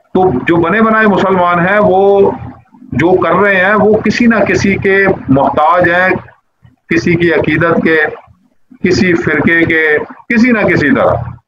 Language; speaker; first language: Urdu; non-native, local second language; Punjabi